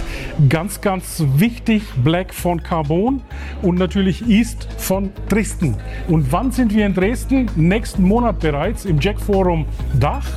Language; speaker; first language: German; native; German